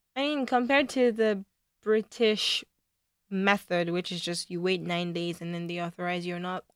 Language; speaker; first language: English; non-native, local second language; Igbo